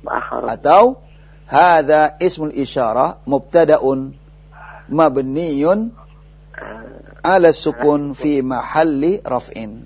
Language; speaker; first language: Arabic; non-native, fluent; Indonesian